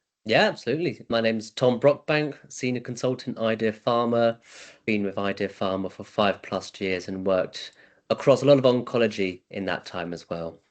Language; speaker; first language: English; native; English